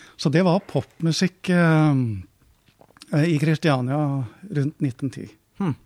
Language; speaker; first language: Norwegian; native; Norwegian